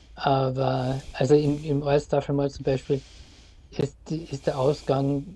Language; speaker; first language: German; native; German